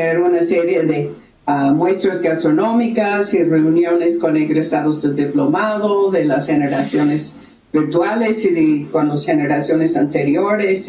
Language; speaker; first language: Spanish; native; Spanish